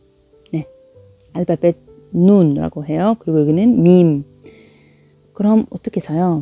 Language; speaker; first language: Korean; non-native, fluent; Arabic